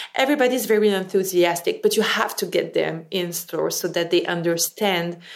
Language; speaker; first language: English; non-native, fluent; French